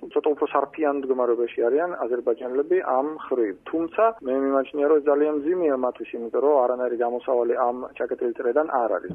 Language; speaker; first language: Georgian; native; Georgian